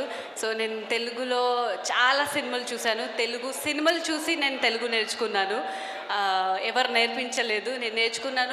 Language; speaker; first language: Telugu; non-native, local second language; Marathi